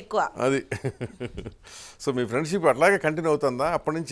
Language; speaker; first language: Telugu; native; Telugu